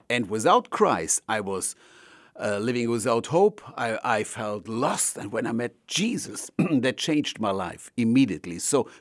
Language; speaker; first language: English; non-native, fluent; German